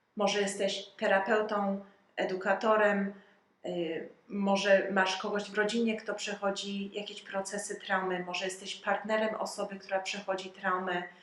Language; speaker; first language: Polish; early bilingual, heritage; Polish